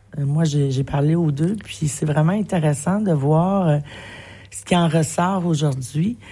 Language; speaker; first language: French; native; French